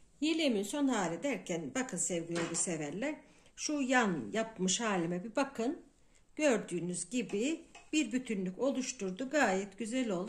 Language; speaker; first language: Turkish; native; Turkish